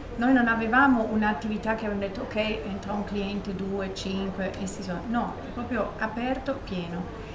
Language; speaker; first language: Italian; non-native, fluent; German